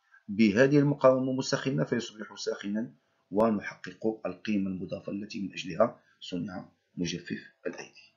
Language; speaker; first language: Arabic; native; Arabic